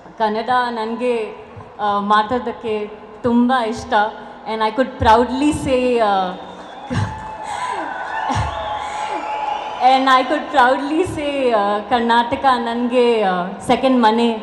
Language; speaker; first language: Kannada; non-native, local second language; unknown